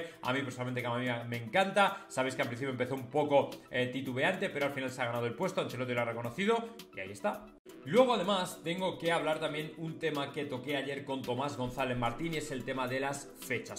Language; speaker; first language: Spanish; native; Spanish